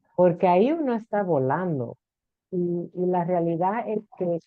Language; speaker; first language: Spanish; early bilingual, heritage; Spanish